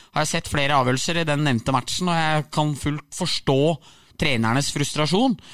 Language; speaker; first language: Norwegian; native; Norwegian